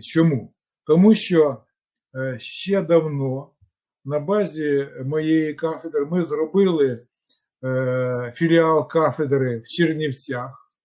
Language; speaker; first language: Ukrainian; non-native, local second language; Russian